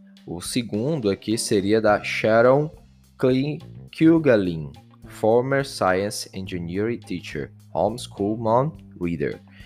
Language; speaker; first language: English; non-native, fluent; Portuguese